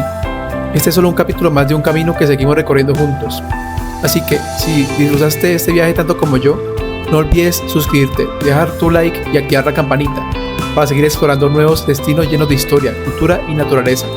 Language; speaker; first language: Spanish; native; Spanish